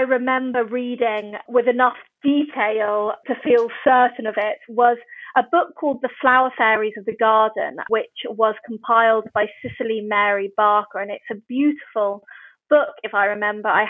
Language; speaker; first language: English; native; English